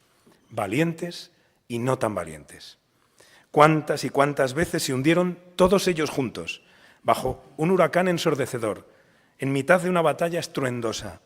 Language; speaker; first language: Spanish; native; Spanish